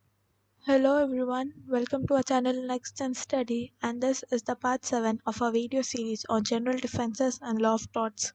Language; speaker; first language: English; non-native, local second language; Hindi